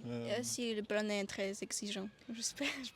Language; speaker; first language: French; non-native, learner; Polish